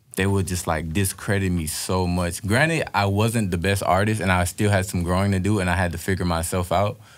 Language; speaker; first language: English; native; English